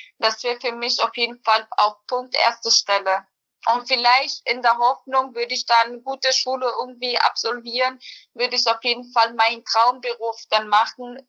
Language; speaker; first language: German; early bilingual, other home language; Bosnian